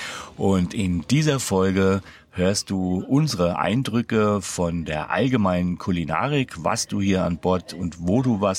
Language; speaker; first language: German; native; German